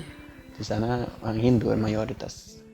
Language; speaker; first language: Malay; non-native, fluent; Swedish